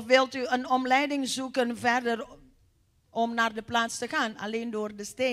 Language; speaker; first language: Dutch; non-native, fluent; Indonesian